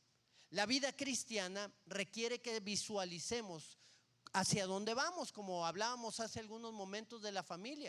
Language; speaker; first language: Spanish; native; Spanish